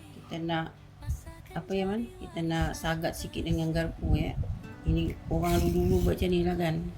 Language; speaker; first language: Malay; native; Malay